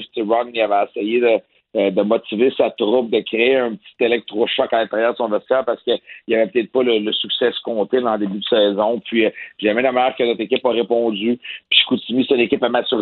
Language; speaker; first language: French; native; French